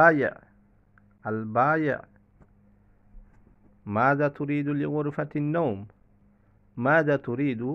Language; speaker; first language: Arabic; non-native, fluent; Bangla